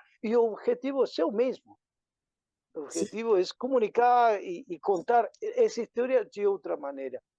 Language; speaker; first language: Portuguese; non-native, learner; Spanish